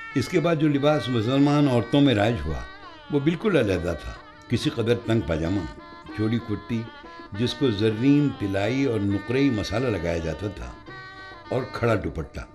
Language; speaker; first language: Urdu; native; Urdu